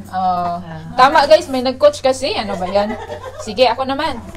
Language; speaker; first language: Filipino; non-native, local second language; Cebuano